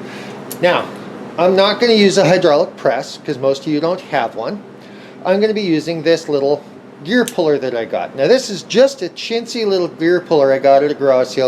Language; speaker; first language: English; native; English